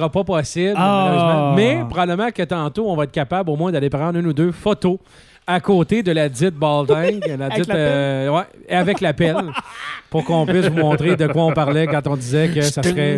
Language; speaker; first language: French; native; French